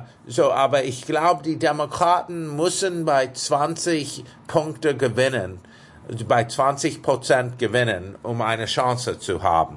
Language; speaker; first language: German; non-native, fluent; English